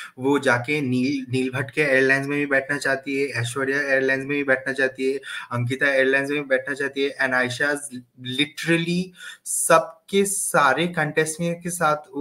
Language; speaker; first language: Hindi; native; Hindi